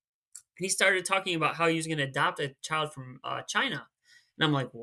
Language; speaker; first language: English; native; English